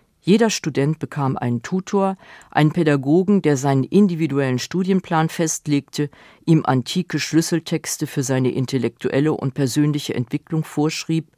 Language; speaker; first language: German; native; German